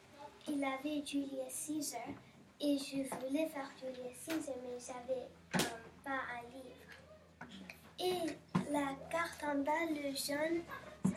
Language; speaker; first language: French; non-native, learner; English